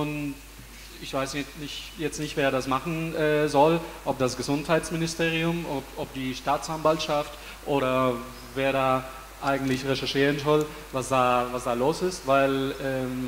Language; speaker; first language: German; non-native, fluent; Spanish